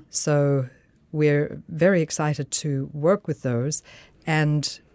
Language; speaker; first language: English; native; English